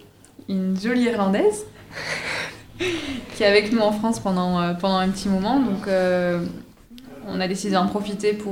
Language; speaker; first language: French; native; French